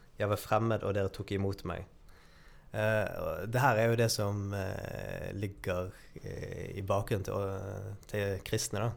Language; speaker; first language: Norwegian; early bilingual, other home language; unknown